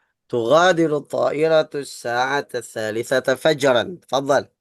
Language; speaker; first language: Arabic; non-native, fluent; Indonesian